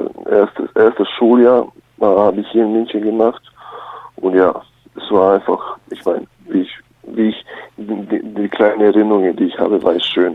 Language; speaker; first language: German; early bilingual, other home language; Bosnian